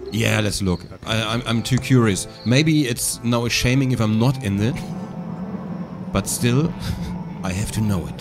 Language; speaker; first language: English; non-native, fluent; German